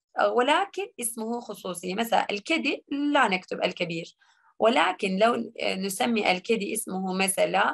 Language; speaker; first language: Arabic; non-native, learner; Turkish